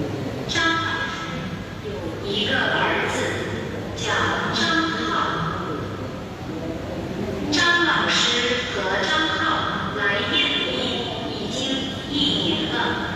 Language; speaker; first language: Chinese; non-native, learner; Indonesian